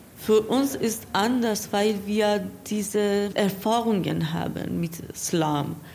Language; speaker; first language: German; non-native, learner; Persian